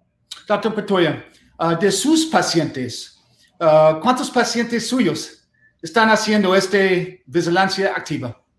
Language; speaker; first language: Spanish; non-native, fluent; English